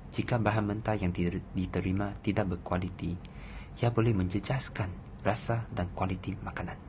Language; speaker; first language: Malay; non-native, local second language; Chinese